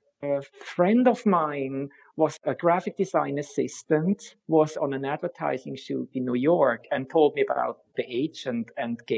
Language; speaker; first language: English; non-native, fluent; Swiss German